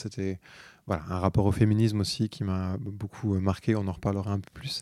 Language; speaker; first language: French; native; French